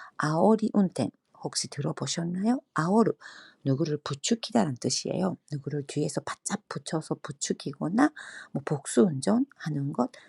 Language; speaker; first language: Korean; non-native, fluent; Japanese